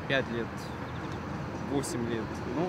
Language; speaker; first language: Russian; native; Russian